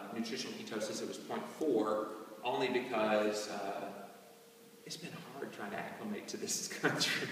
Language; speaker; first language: English; native; English